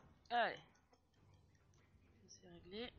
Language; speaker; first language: French; native; French